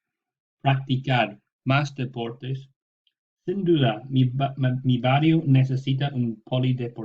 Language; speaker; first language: Spanish; non-native, fluent; English